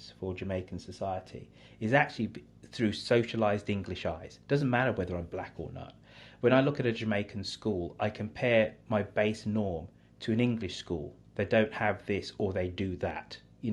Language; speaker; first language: English; native; English